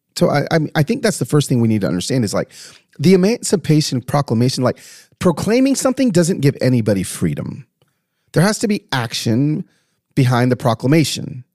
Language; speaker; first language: English; native; English